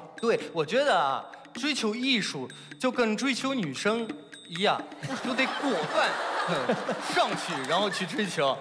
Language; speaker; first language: Chinese; non-native, fluent; Ukrainian